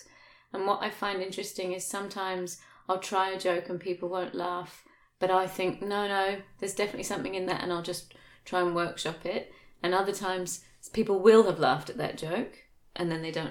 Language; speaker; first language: English; native; English